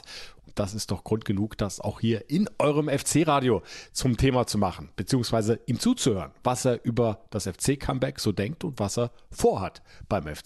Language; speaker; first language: German; native; German